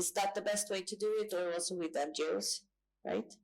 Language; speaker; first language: English; non-native, fluent; Swedish